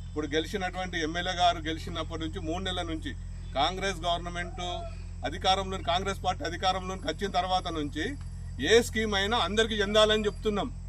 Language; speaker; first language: Telugu; native; Telugu